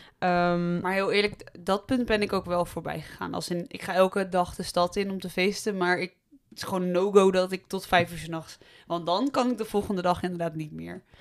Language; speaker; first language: Dutch; native; Dutch